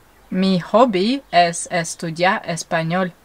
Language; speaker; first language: Spanish; non-native, learner; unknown